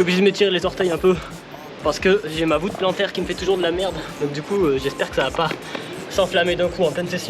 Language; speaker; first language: French; native; French